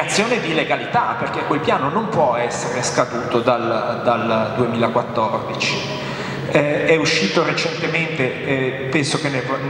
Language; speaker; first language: Italian; native; Italian